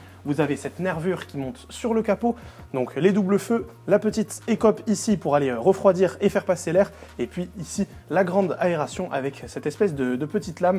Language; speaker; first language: French; native; French